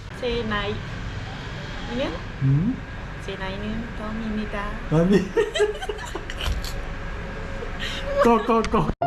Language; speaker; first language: Korean; non-native, learner; Lao